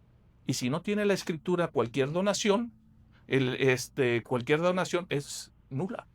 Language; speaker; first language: Spanish; native; Spanish